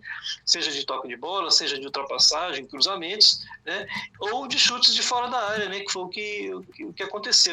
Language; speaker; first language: Portuguese; native; Portuguese